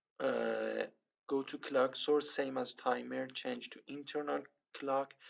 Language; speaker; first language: English; non-native, learner; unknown